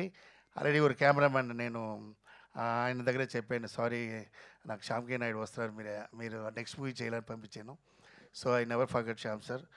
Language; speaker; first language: Telugu; non-native, fluent; Tamil